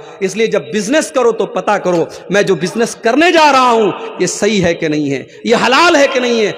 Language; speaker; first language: Urdu; native; Urdu